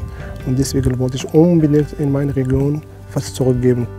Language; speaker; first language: German; non-native, fluent; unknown